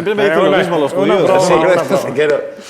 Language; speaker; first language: Spanish; native; Spanish